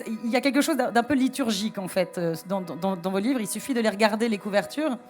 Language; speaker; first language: French; native; French